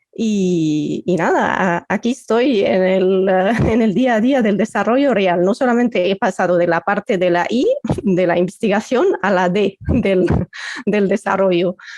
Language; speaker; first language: Spanish; non-native, fluent; Arabic